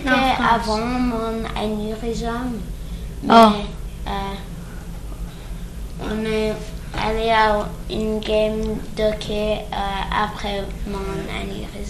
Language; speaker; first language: French; early bilingual, other home language; English